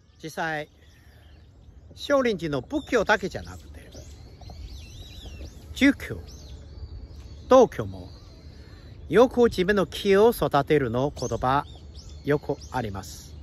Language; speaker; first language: Japanese; non-native, fluent; Chinese